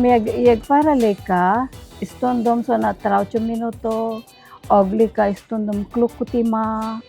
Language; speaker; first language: Icelandic; non-native, learner; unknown